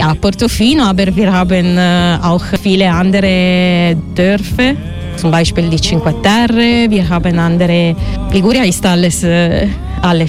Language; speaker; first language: German; non-native, learner; Italian